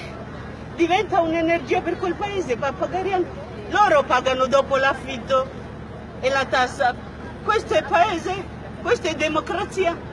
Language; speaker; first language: Italian; non-native, fluent; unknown